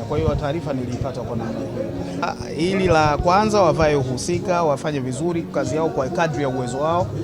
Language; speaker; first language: Swahili; native; Swahili